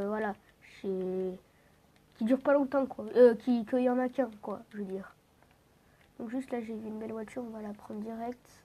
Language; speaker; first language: French; native; French